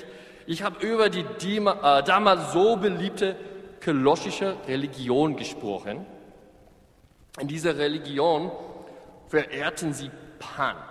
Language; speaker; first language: German; non-native, fluent; English